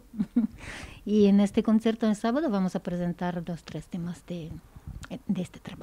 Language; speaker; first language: Spanish; non-native, fluent; Bulgarian